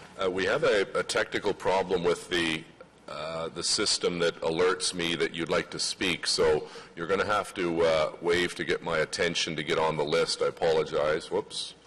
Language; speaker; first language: English; native; English